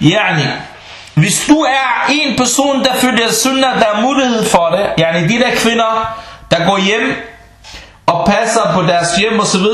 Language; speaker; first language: Danish; early bilingual, other home language; Arabic